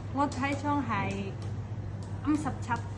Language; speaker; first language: Cantonese; non-native, fluent; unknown